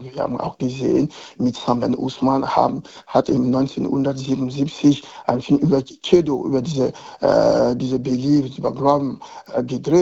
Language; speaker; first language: German; non-native, learner; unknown